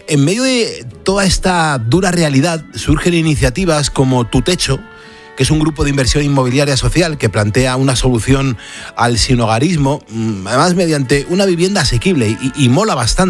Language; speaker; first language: Spanish; native; Spanish